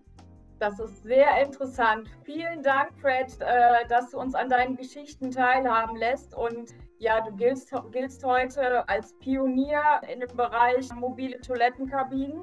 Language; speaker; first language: German; native; German